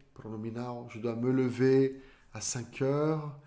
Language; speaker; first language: French; native; French